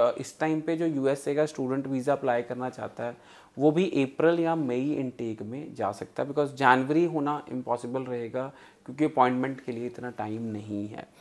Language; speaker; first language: Hindi; non-native, local second language; Punjabi